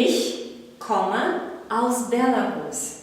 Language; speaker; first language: German; non-native, fluent; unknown